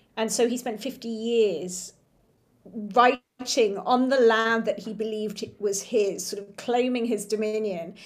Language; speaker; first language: English; native; English